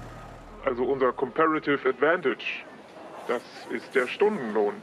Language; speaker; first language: German; non-native, fluent; Polish